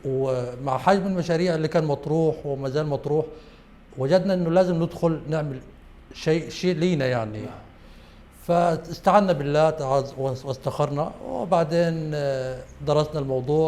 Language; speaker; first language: Arabic; native; Arabic